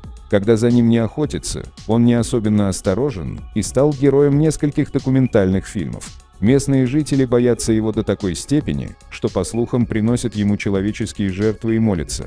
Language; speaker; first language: Russian; native; Russian